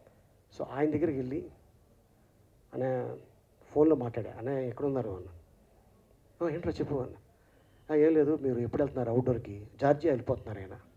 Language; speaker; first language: Telugu; native; Telugu